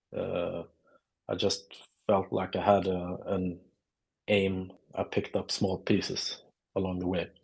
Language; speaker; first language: English; non-native, fluent; Swedish